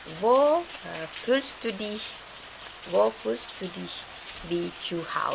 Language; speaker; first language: German; non-native, learner; Indonesian